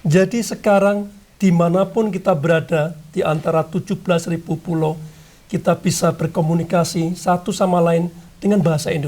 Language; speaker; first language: Indonesian; non-native, local second language; Javanese